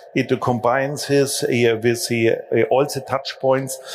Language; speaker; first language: English; non-native, fluent; German